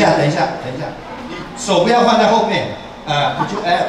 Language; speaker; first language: Chinese; native; Chinese